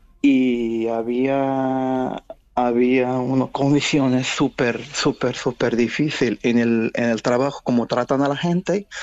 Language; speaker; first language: Spanish; non-native, fluent; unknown